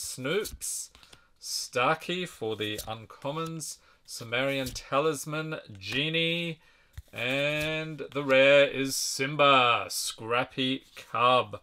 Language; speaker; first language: English; native; English